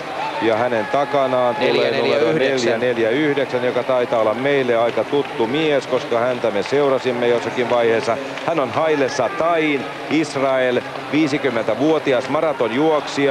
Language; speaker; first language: Finnish; native; Finnish